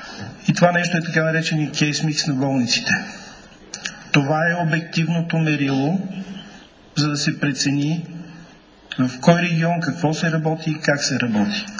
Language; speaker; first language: Bulgarian; native; Bulgarian